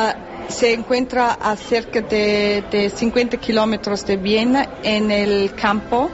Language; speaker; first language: Spanish; non-native, fluent; German